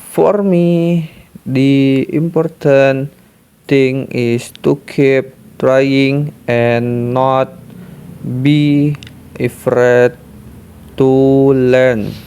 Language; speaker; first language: English; non-native, learner; Indonesian